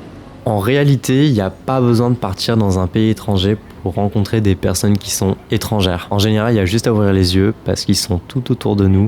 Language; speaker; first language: French; native; French